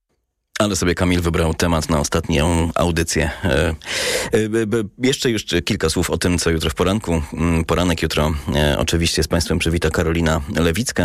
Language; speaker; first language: Polish; native; Polish